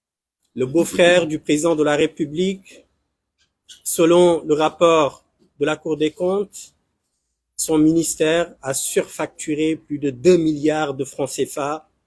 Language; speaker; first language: French; non-native, local second language; Wolof